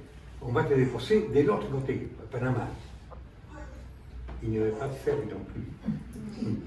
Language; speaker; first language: French; non-native, fluent; Spanish